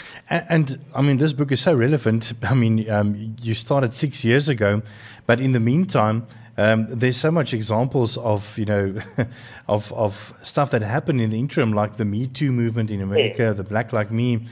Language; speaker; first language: English; non-native, local second language; Afrikaans